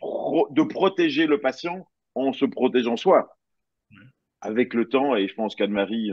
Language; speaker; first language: French; native; French